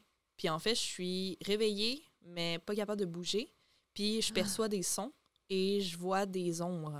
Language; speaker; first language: French; native; French